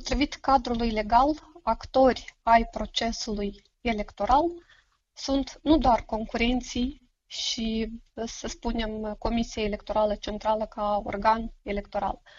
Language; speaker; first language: Romanian; native; Romanian